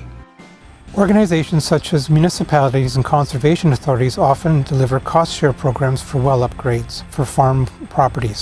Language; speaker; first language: English; native; English